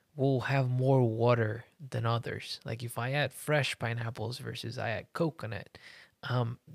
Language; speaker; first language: English; early bilingual, other home language; Spanish